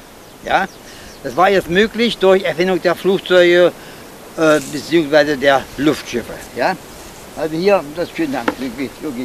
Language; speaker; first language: German; native; German